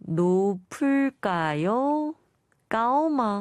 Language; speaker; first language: Korean; non-native, learner; Chinese